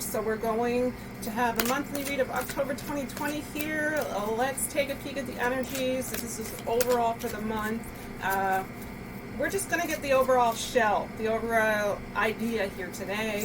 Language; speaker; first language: English; native; English